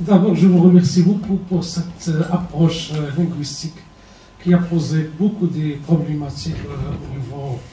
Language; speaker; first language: French; non-native, learner; Arabic